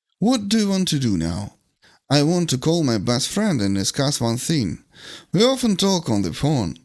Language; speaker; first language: English; non-native, fluent; Ukrainian